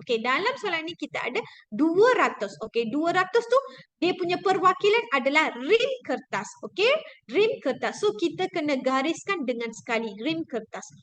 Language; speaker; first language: Malay; non-native, local second language; Tamil